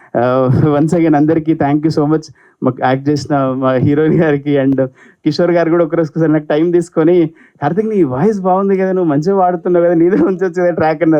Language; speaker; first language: Telugu; native; Telugu